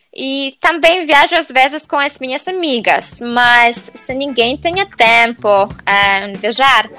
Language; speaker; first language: Portuguese; non-native, fluent; Polish